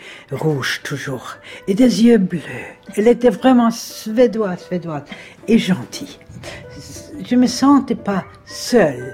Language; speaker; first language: French; non-native, fluent; Swedish